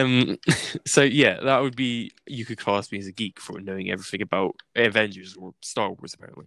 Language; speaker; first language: English; native; English